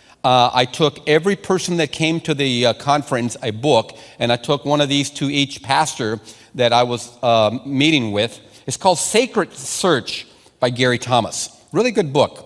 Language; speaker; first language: English; non-native, fluent; Spanish